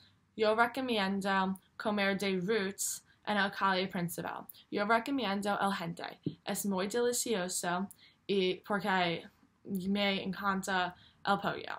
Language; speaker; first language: Spanish; non-native, learner; English